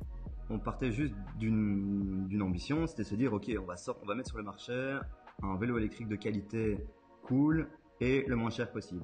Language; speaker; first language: French; native; French